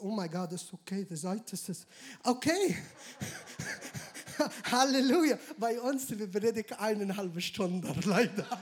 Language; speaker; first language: German; non-native, learner; Arabic